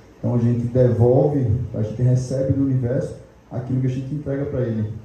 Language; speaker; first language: Portuguese; native; Portuguese